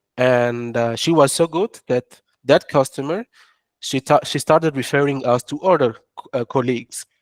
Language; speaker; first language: English; non-native, fluent; French